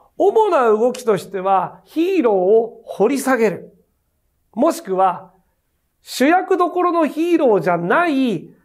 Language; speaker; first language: Japanese; native; Japanese